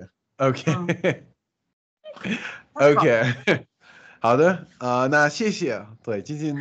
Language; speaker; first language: Chinese; non-native, learner; English